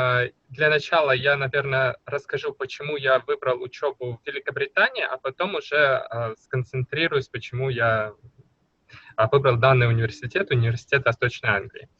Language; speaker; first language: Russian; native; Russian